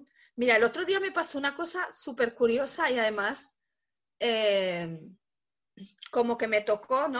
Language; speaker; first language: Spanish; native; Spanish